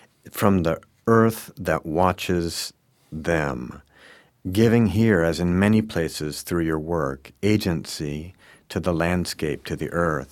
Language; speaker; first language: English; native; English